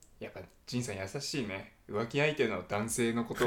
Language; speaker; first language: Japanese; native; Japanese